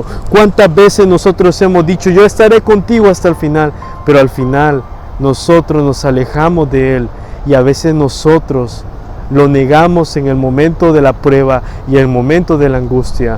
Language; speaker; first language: Spanish; native; Spanish